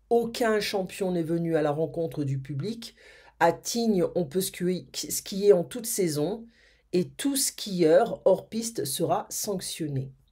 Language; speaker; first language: French; native; French